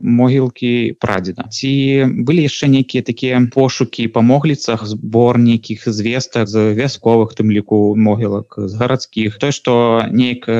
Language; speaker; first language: Belarusian; non-native, local second language; Russian